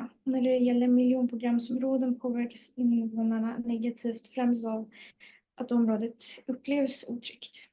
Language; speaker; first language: Swedish; native; Swedish